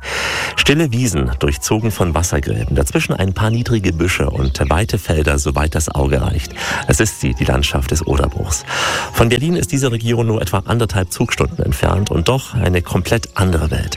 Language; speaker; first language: German; native; German